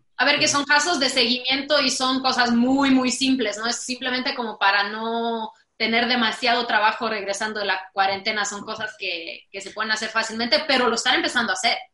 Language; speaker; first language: Spanish; non-native, fluent; Romanian